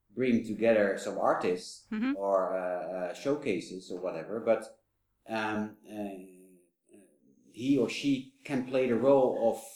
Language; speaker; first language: English; non-native, fluent; Dutch